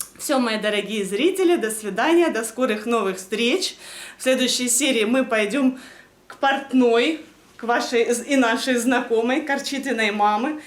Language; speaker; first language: Russian; native; Russian